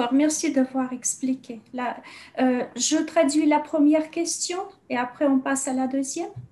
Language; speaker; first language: French; non-native, fluent; Russian